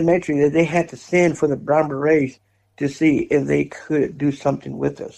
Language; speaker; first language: English; native; English